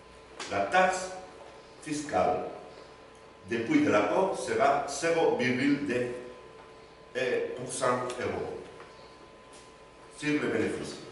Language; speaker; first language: French; non-native, learner; Spanish